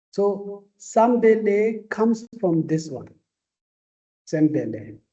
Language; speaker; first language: English; non-native, local second language; Tibetan